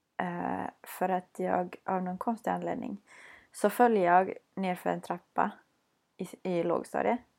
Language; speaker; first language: Swedish; native; Swedish